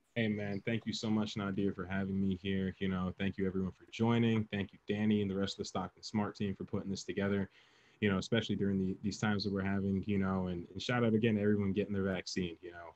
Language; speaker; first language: English; native; English